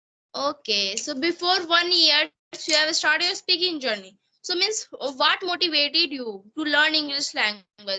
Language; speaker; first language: English; non-native, learner; Hindi